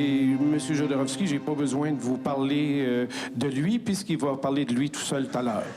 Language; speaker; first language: French; native; French